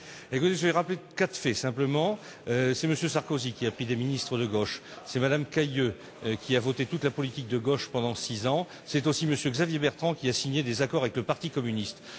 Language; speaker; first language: French; native; French